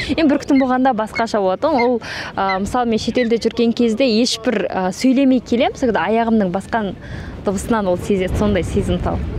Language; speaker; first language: Kazakh; early bilingual, heritage; Kazakh